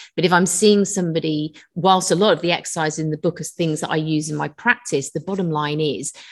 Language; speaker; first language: English; native; English